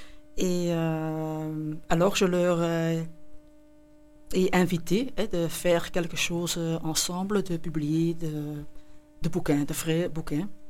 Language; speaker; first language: French; non-native, local second language; Dutch